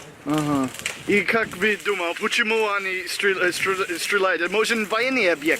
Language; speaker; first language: Russian; non-native, learner; English